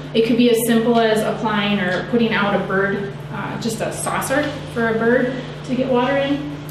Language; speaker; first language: English; native; English